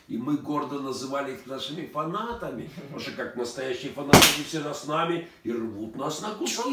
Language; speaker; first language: Russian; native; Russian